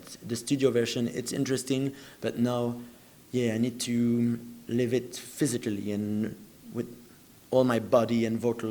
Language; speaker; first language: English; non-native, fluent; French